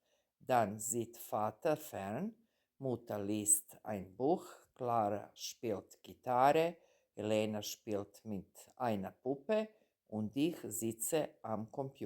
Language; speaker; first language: German; non-native, fluent; Serbian